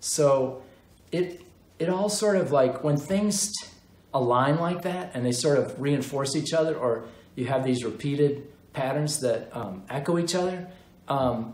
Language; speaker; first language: English; native; English